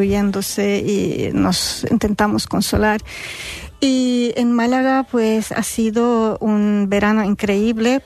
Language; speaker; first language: Spanish; non-native, fluent; Arabic